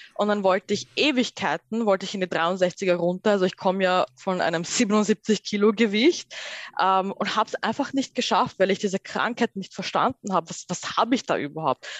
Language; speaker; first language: German; early bilingual, other home language; Persian